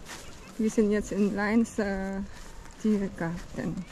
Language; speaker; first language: German; non-native, learner; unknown